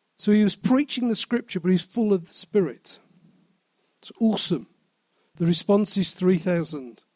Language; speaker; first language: English; native; English